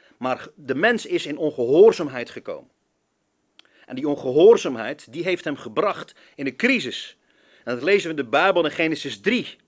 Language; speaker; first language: Dutch; native; Dutch